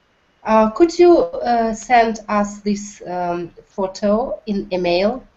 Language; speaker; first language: English; non-native, learner; Russian